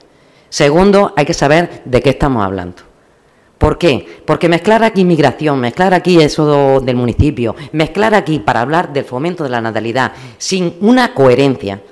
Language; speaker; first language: Spanish; native; Spanish